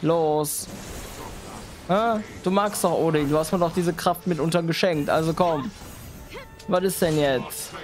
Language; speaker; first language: German; native; German